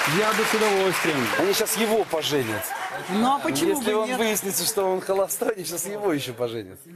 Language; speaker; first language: Russian; native; Russian